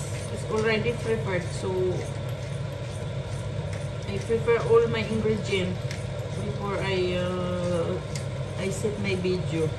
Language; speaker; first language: English; non-native, learner; Filipino